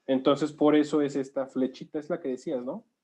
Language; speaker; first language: Spanish; native; Spanish